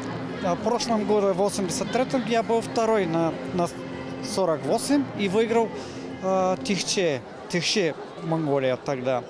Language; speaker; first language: Russian; non-native, learner; Mongolian